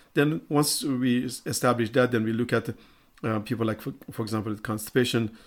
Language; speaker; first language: English; non-native, fluent; Persian